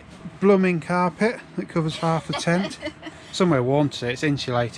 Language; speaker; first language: English; native; English